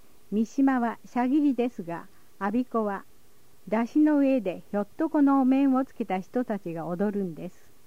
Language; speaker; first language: Japanese; native; Japanese